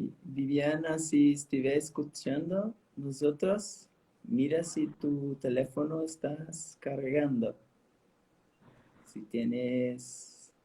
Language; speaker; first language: Spanish; non-native, learner; Portuguese